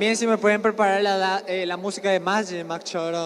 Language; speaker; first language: Spanish; native; Spanish